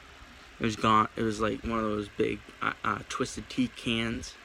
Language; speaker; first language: English; native; English